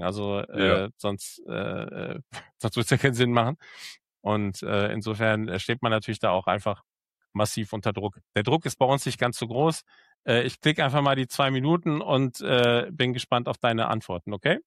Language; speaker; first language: German; native; German